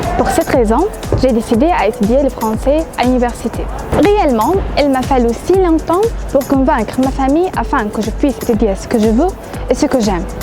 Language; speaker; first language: French; non-native, fluent; Arabic